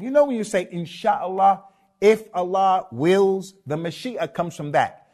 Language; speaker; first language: English; native; English